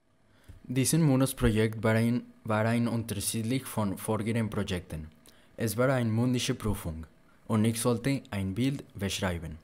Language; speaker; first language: German; non-native, learner; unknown